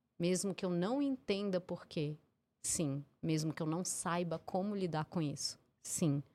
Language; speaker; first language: Portuguese; early bilingual, heritage; English